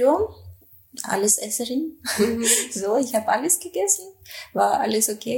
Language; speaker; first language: German; non-native, fluent; Russian